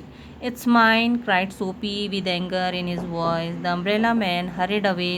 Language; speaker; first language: English; non-native, local second language; Hindi